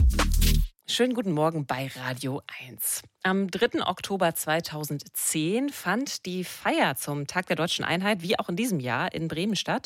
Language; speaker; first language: German; native; German